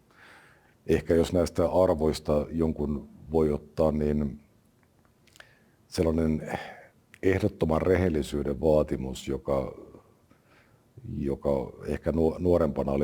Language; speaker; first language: Finnish; native; Finnish